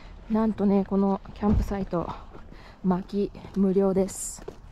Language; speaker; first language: Japanese; native; Japanese